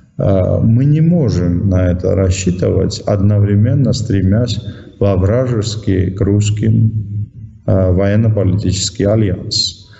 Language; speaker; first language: Russian; non-native, local second language; Georgian